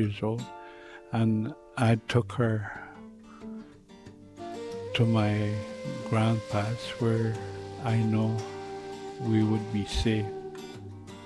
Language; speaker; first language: English; non-native, fluent; Cree